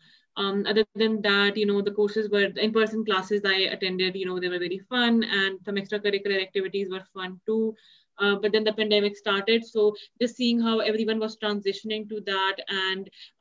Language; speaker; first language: English; non-native, local second language; Urdu